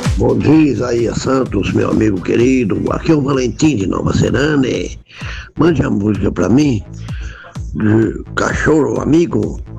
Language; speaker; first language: Portuguese; non-native, fluent; Italian